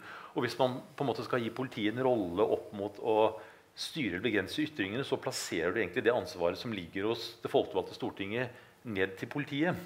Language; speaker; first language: Norwegian; native; Norwegian